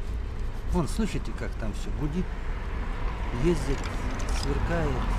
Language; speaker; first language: Russian; native; Russian